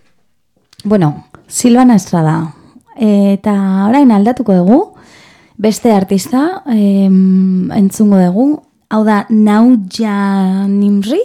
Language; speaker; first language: Basque; non-native, learner; Spanish